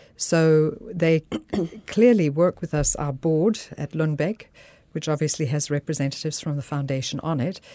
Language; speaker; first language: English; native; English